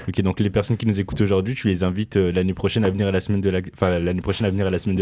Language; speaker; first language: French; native; French